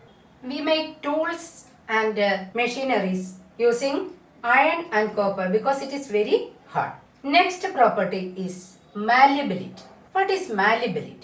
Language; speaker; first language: English; non-native, local second language; Malayalam